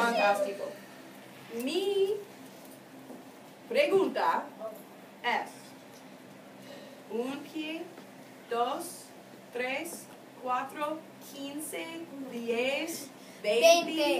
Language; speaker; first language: Spanish; non-native, fluent; English